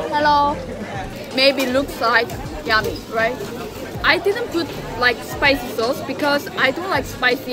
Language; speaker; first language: English; non-native, learner; Korean